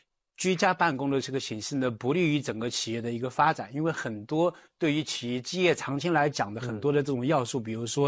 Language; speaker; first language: Chinese; native; Chinese